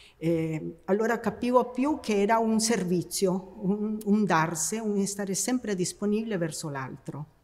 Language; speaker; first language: Italian; non-native, fluent; Spanish